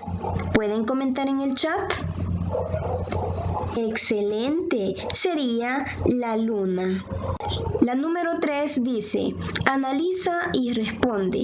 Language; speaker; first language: Spanish; native; Spanish